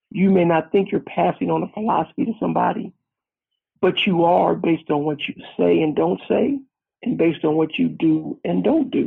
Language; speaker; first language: English; native; English